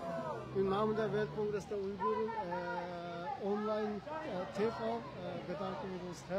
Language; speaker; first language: German; non-native, learner; Uyghur